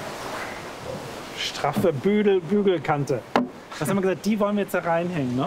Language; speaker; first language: German; native; German